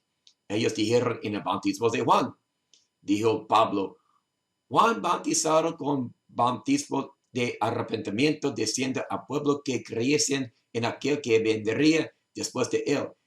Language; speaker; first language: Spanish; non-native, learner; English